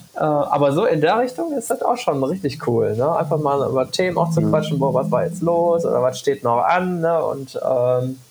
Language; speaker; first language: German; native; German